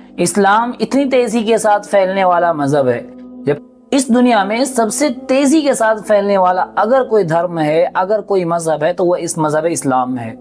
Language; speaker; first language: Urdu; native; Urdu